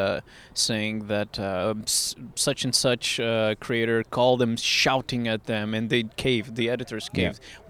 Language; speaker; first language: English; non-native, fluent; Portuguese